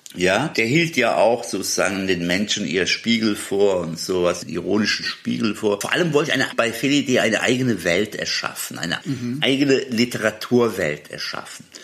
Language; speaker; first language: German; early bilingual, other home language; Turkish